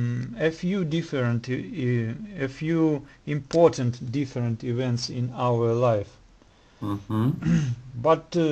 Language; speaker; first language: English; non-native, learner; Russian